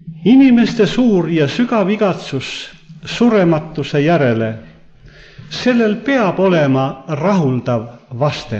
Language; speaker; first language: Estonian; native; Estonian